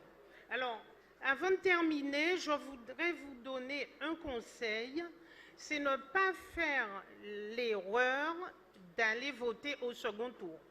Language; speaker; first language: French; native; French